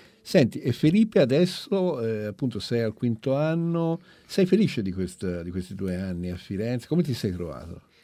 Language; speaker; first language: Italian; native; Italian